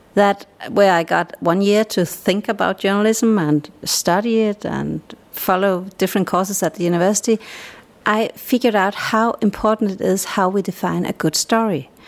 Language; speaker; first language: English; non-native, fluent; Danish